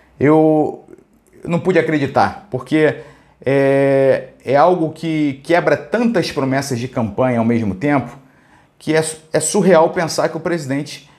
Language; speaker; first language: Portuguese; native; Portuguese